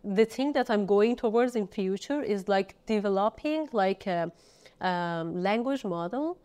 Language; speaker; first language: English; non-native, fluent; Persian